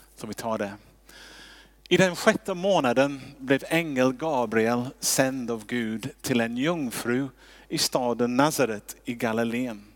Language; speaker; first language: Swedish; non-native, fluent; English